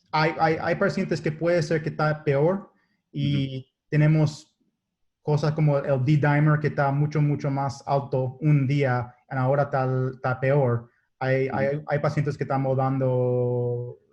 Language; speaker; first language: Spanish; non-native, learner; English